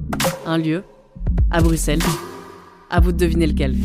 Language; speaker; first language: French; native; French